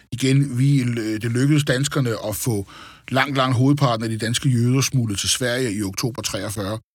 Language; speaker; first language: Danish; native; Danish